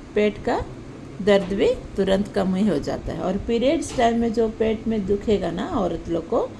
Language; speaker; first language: Hindi; non-native, local second language; Telugu